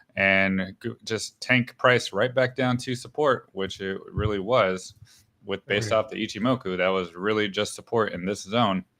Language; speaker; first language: English; native; English